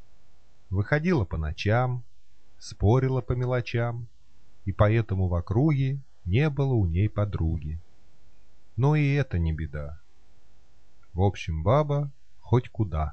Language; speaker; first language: Russian; native; Russian